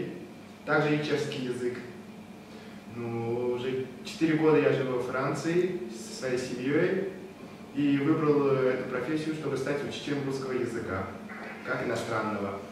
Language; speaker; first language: Russian; non-native, local second language; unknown